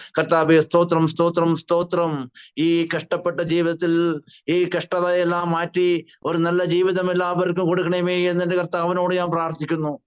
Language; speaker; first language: Malayalam; native; Malayalam